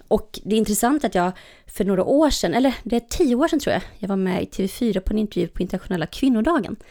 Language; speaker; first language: Swedish; native; Swedish